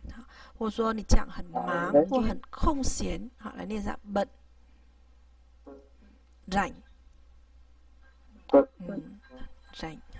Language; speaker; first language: Vietnamese; native; Vietnamese